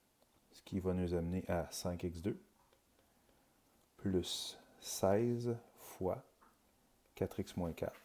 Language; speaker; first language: French; native; French